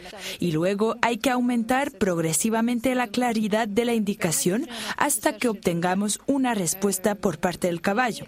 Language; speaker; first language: Spanish; non-native, fluent; French